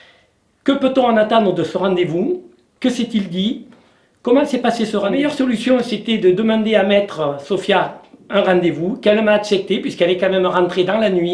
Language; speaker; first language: French; native; French